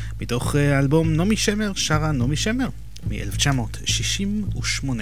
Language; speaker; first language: Hebrew; native; Hebrew